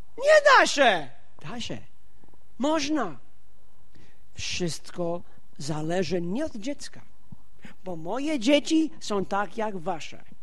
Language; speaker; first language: Polish; non-native, fluent; English